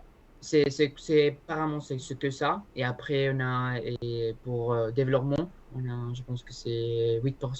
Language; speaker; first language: French; non-native, learner; Spanish